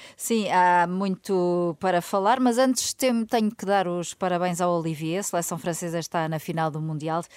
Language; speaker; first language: Portuguese; native; Portuguese